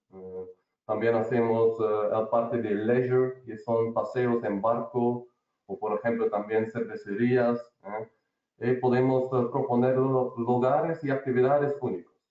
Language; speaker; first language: Spanish; non-native, learner; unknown